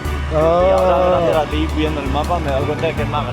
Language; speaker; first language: Spanish; native; Spanish